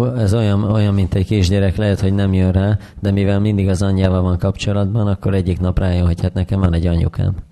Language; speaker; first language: Hungarian; native; Hungarian